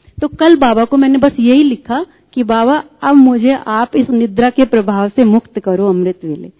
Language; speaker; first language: Hindi; native; Hindi